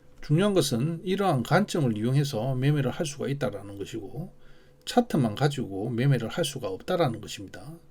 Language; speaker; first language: Korean; native; Korean